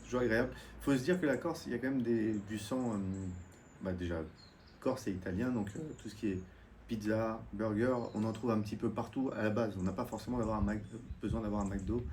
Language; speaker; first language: French; native; French